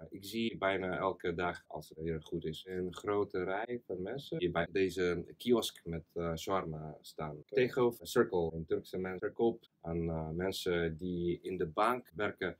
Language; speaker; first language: Dutch; non-native, fluent; Russian